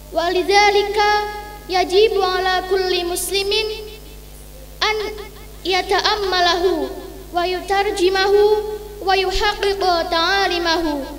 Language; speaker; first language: Arabic; non-native, learner; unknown